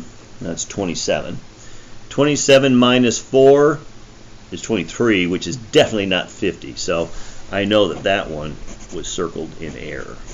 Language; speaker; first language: English; native; English